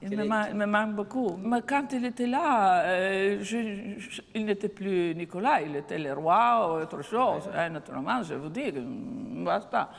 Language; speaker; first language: French; non-native, fluent; Italian